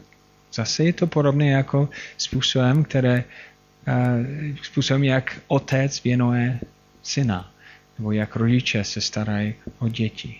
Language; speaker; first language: Czech; non-native, fluent; English